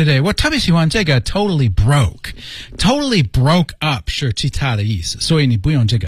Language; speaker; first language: Chinese; non-native, learner; English